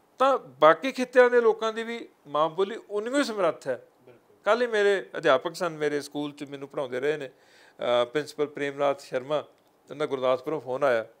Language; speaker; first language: Punjabi; native; Punjabi